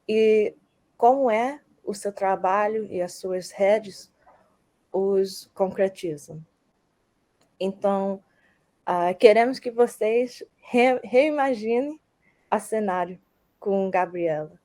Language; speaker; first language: Portuguese; early bilingual, heritage; Portuguese